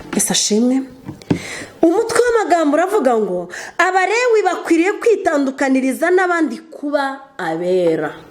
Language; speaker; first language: Kinyarwanda; native; Kinyarwanda